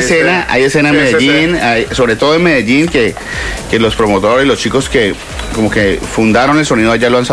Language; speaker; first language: Spanish; native; Spanish